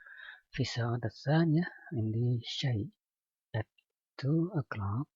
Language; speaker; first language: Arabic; non-native, learner; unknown